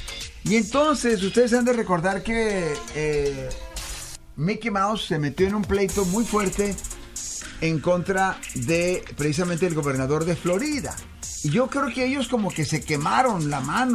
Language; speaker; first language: Spanish; native; Spanish